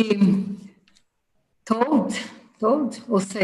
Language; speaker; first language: English; non-native, learner; Portuguese